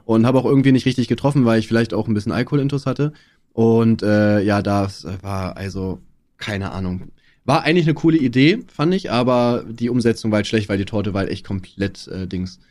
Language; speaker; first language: German; native; German